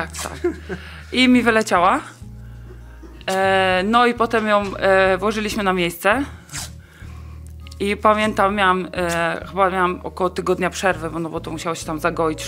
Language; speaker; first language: Polish; native; Polish